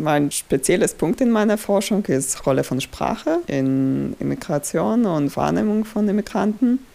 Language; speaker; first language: German; non-native, fluent; Polish